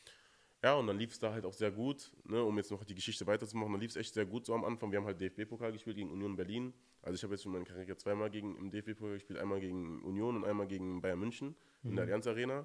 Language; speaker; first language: German; native; German